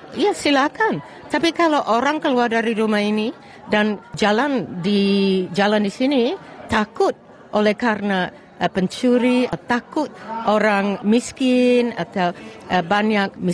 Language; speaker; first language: Indonesian; non-native, fluent; English